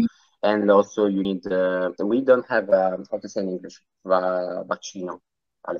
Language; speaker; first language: English; non-native, learner; Italian